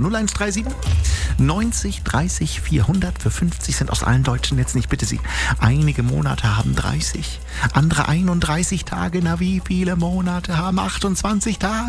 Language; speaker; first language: German; native; German